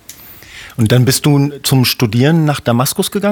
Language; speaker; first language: German; native; German